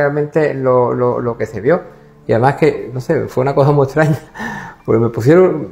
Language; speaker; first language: Spanish; native; Spanish